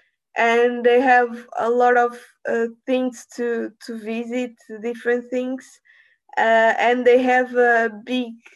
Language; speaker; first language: English; non-native, learner; Portuguese